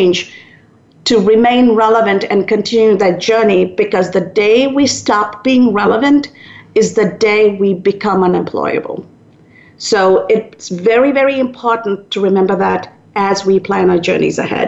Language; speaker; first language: English; non-native, local second language; Tamil